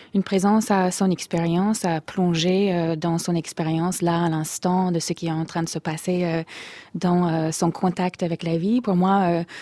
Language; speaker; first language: French; non-native, fluent; English